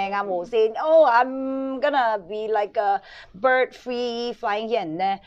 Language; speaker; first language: English; non-native, local second language; Chinese